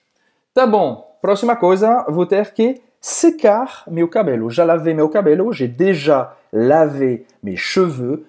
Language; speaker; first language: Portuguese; non-native, fluent; French